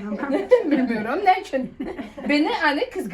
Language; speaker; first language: Turkish; non-native, learner; Russian